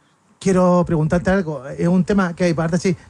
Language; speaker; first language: Spanish; native; Spanish